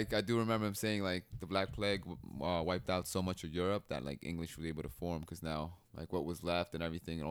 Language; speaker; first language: English; native; English